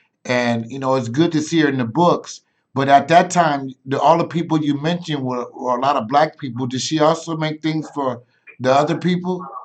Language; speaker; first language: English; native; English